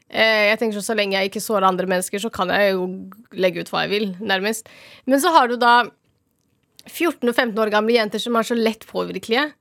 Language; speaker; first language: Norwegian; early bilingual, other home language; Somali